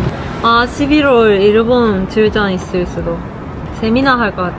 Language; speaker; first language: Korean; non-native, fluent; Japanese